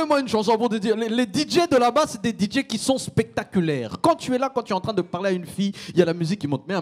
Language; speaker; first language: French; non-native, local second language; Kinyarwanda